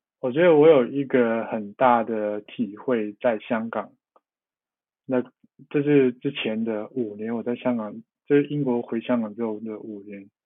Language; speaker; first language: Chinese; non-native, local second language; Cantonese